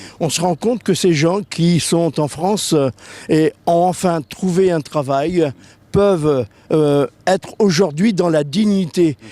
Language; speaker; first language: French; native; French